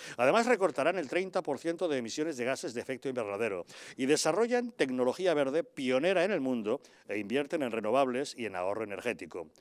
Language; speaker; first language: Spanish; native; Spanish